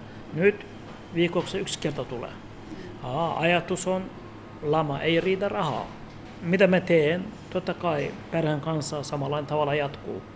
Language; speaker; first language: Finnish; non-native, learner; Turkish